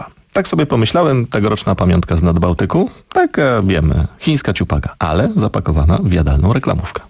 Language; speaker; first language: Polish; native; Polish